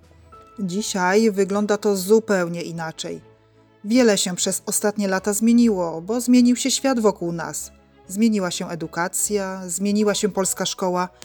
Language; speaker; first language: Polish; native; Polish